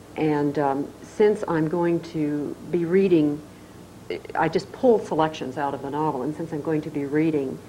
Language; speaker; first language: English; native; English